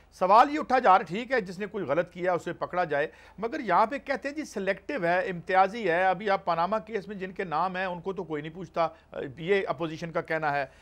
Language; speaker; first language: Urdu; non-native, local second language; Punjabi